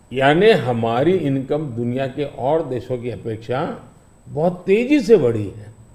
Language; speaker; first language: Hindi; non-native, local second language; Gujarati